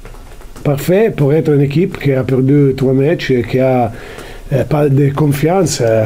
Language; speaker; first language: French; non-native, learner; Italian